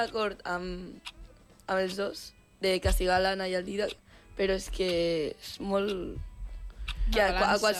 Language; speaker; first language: Catalan; non-native, local second language; Spanish